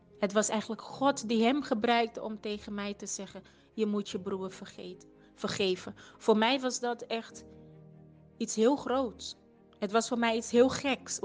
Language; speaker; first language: Dutch; non-native, fluent; Portuguese